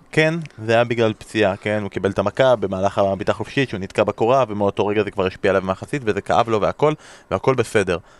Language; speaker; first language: Hebrew; native; Hebrew